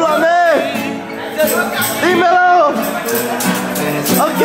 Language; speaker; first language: Spanish; early bilingual, heritage; English